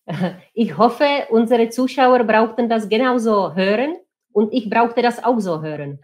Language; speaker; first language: German; non-native, fluent; Czech